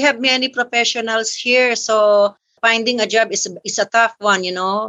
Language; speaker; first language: English; non-native, local second language; Filipino